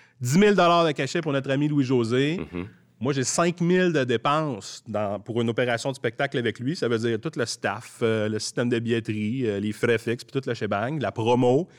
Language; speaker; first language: French; native; French